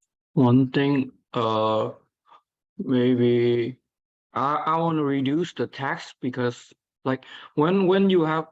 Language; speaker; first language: English; non-native, learner; Vietnamese